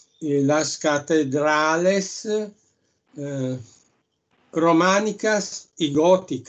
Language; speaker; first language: Spanish; non-native, learner; Italian